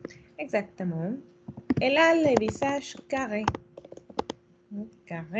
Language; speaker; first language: French; non-native, fluent; Spanish